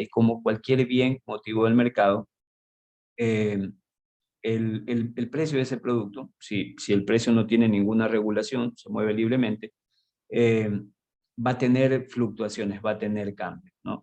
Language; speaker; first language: Spanish; native; Spanish